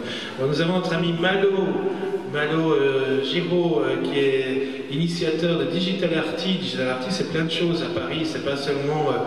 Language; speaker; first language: French; native; French